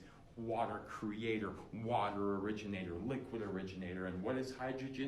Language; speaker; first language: English; native; English